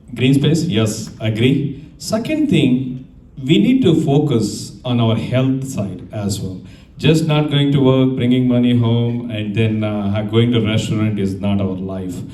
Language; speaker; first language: English; non-native, local second language; Telugu